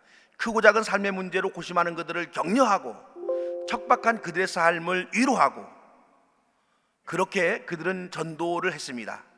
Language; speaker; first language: Korean; native; Korean